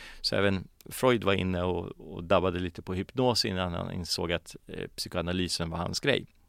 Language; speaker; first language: Swedish; early bilingual, other home language; Polish